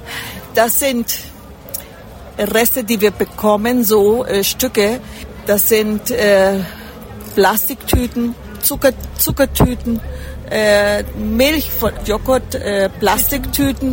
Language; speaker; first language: German; early bilingual, heritage; German